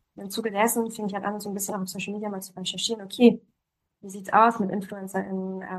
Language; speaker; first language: German; early bilingual, other home language; Polish